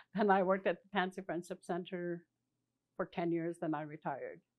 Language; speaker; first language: English; native; English